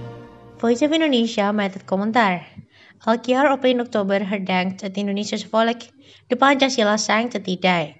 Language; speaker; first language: Dutch; non-native, learner; Indonesian